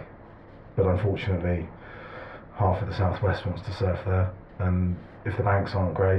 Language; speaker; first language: English; native; English